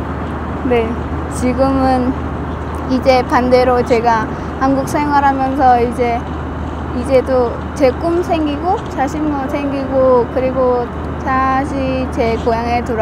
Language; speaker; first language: Korean; early bilingual, other home language; Khmer